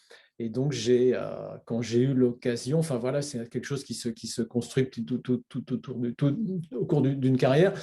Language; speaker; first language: French; native; French